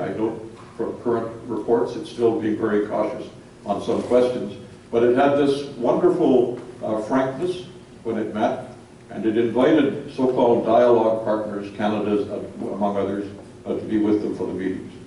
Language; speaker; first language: English; native; English